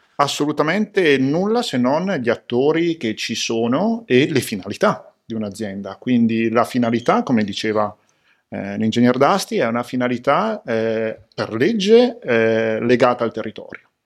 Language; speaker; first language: Italian; native; Italian